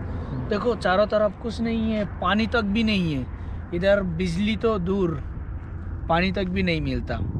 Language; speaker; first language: Hindi; non-native, local second language; Bangla